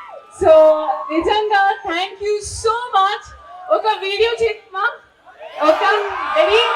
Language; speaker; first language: Telugu; non-native, fluent; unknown